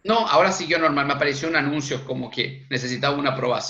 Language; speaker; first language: Spanish; native; Spanish